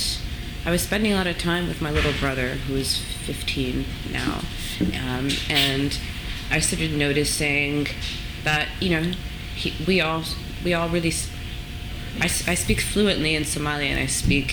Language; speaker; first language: English; native; English